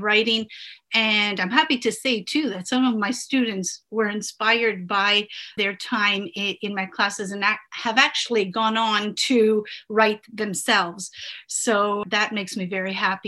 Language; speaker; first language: English; non-native, fluent; Italian